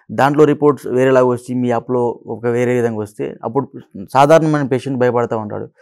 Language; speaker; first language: Telugu; native; Telugu